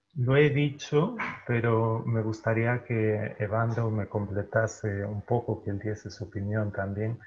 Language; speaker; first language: Spanish; native; Spanish